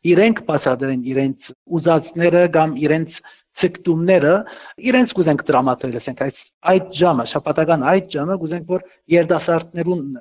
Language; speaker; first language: Armenian; early bilingual, heritage; Armenian